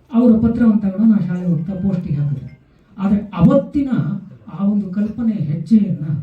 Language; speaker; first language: Kannada; native; Kannada